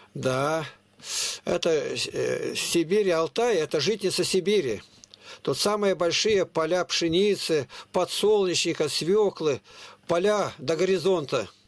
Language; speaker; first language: Russian; native; Russian